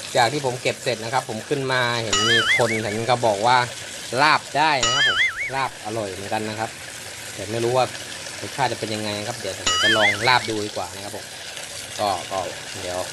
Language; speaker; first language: Thai; non-native, local second language; Northeastern Thai